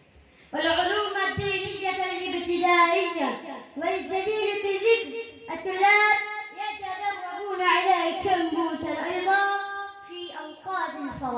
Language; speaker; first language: Arabic; non-native, learner; Bangla